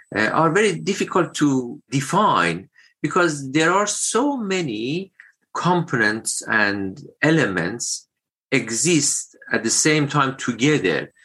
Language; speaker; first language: English; non-native, fluent; Persian